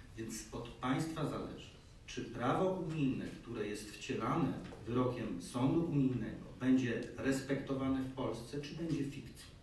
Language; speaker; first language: Polish; native; Polish